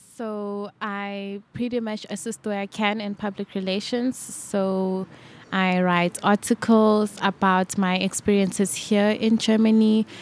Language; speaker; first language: English; non-native, local second language; Venda